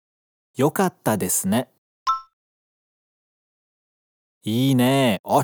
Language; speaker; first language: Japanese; non-native, fluent; Portuguese